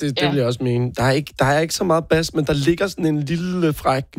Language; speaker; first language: Danish; native; Danish